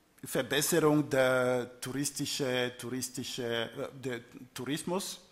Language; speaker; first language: German; non-native, learner; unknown